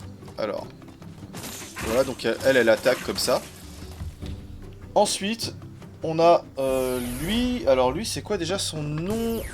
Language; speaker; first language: French; native; French